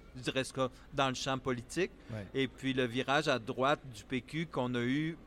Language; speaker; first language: French; native; French